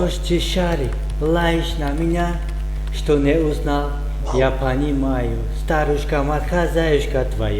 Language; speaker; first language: Russian; non-native, local second language; Tajik